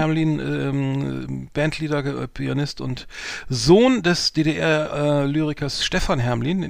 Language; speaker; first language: German; native; German